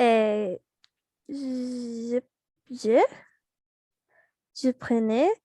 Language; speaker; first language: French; non-native, learner; Portuguese